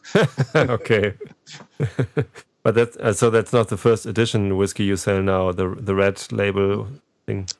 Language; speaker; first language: English; non-native, fluent; German